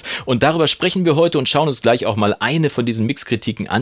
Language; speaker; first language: German; native; German